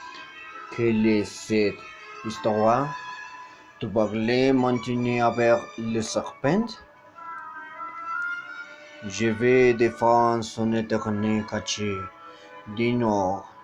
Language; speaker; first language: French; non-native, learner; Spanish